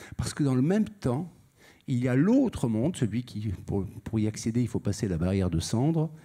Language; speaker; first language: French; native; French